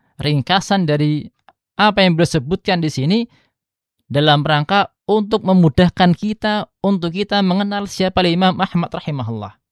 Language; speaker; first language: Malay; non-native, local second language; Javanese